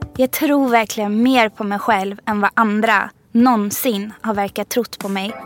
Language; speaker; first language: Swedish; early bilingual, other home language; Persian